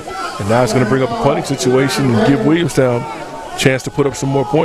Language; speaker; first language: English; native; English